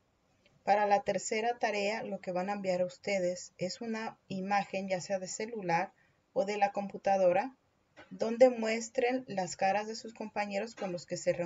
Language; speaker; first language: Spanish; native; Spanish